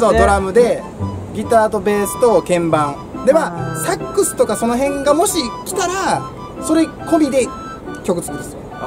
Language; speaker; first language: Japanese; native; Japanese